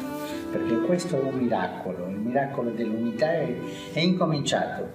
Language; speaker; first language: Italian; non-native, fluent; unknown